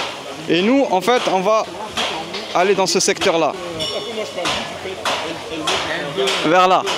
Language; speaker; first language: French; native; French